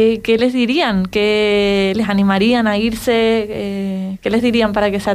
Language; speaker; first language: Spanish; native; Spanish